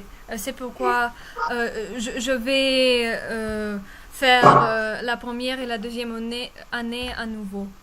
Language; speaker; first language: French; non-native, fluent; Russian